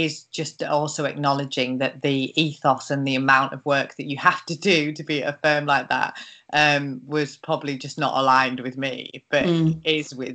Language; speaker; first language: English; native; English